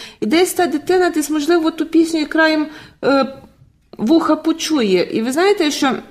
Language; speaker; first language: Ukrainian; native; Ukrainian